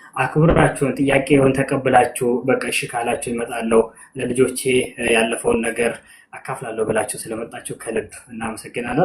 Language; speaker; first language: Amharic; non-native, local second language; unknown